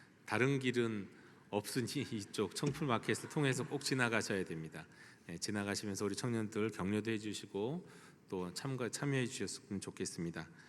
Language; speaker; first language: Korean; native; Korean